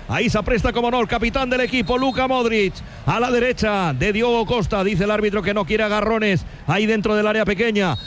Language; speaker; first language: Spanish; native; Spanish